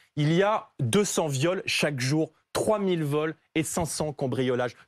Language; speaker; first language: French; native; French